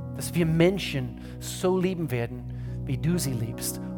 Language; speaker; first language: German; non-native, fluent; English